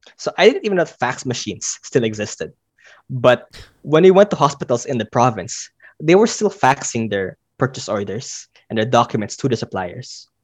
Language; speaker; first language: English; non-native, local second language; Filipino